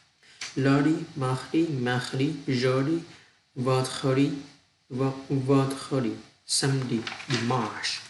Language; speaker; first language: French; non-native, learner; Vietnamese